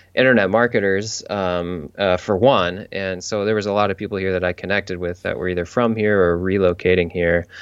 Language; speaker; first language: English; native; English